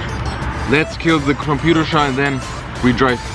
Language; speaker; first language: English; non-native, learner; Bosnian